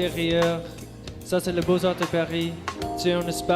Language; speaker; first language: French; non-native, learner; English